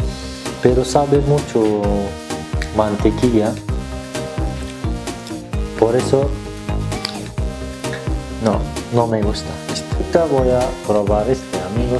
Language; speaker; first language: Spanish; non-native, learner; Turkish